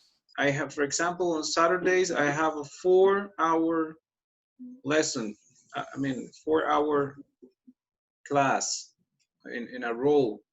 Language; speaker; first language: English; non-native, fluent; Spanish